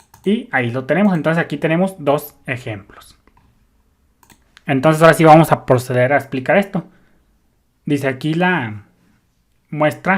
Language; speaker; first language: Spanish; native; Spanish